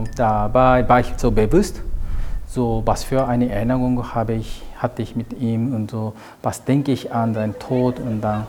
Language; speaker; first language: German; non-native, learner; Japanese